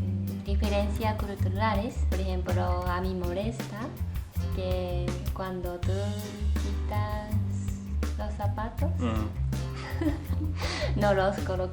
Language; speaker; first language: Spanish; non-native, learner; Japanese